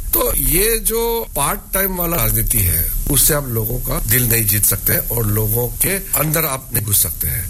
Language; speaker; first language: Hindi; non-native, local second language; Odia